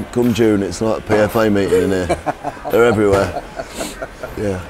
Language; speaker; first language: English; native; English